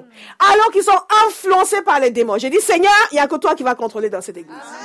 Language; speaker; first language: French; non-native, fluent; English